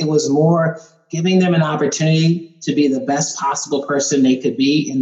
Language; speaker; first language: English; native; English